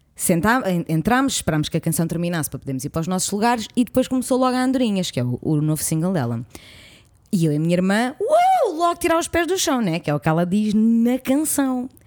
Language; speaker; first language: Portuguese; native; Portuguese